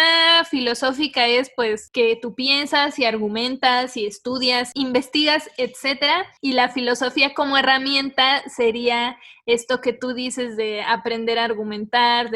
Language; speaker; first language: Spanish; native; Spanish